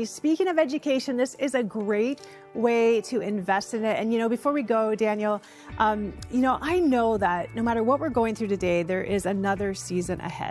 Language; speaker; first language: English; native; English